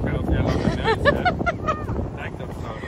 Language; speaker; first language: Dutch; native; Dutch